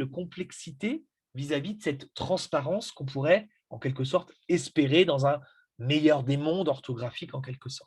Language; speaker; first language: French; native; French